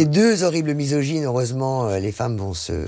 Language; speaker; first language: French; native; French